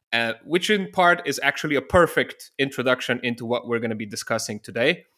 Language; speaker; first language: English; non-native, fluent; Slovenian